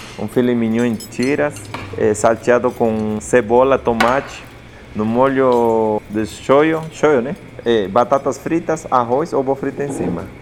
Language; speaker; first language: Portuguese; non-native, fluent; Spanish